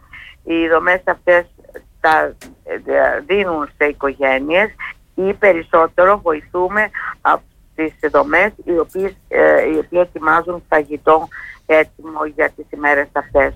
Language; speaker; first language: Greek; native; Greek